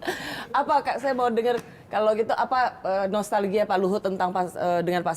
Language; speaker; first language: Indonesian; native; Indonesian